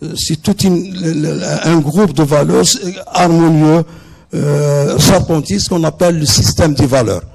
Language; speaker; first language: French; non-native, local second language; Arabic